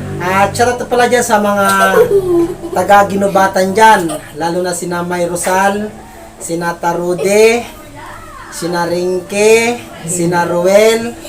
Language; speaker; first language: Filipino; non-native, local second language; Bikol